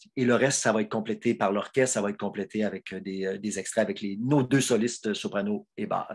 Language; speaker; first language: French; native; French